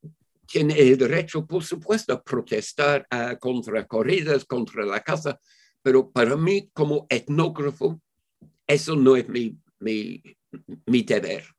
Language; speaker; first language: Spanish; non-native, fluent; English